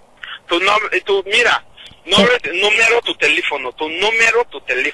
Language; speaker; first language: Spanish; non-native, learner; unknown